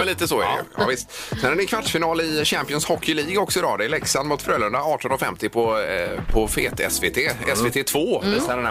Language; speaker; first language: Swedish; native; Swedish